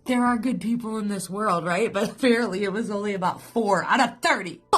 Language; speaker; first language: English; native; English